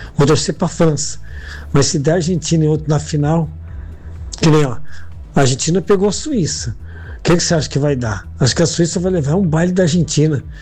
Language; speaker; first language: Portuguese; native; Portuguese